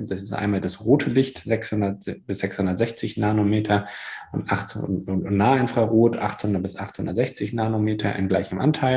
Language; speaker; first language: German; native; German